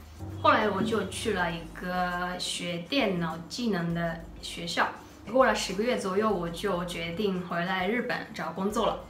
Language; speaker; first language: Chinese; non-native, fluent; Japanese